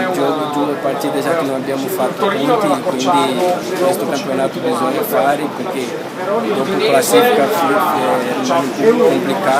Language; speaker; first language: Italian; non-native, fluent; Portuguese